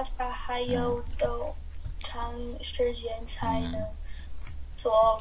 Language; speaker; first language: Chinese; non-native, learner; English